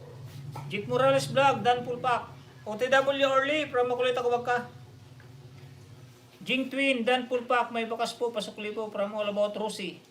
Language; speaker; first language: Filipino; non-native, local second language; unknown